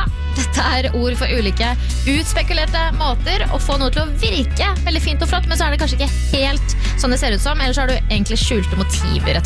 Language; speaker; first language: Norwegian; native; Norwegian